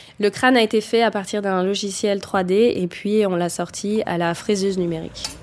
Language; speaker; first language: French; native; French